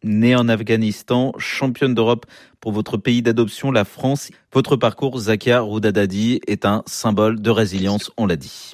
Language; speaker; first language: French; native; French